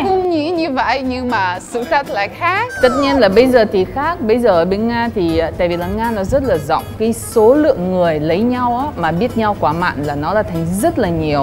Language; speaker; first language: Vietnamese; non-native, fluent; Russian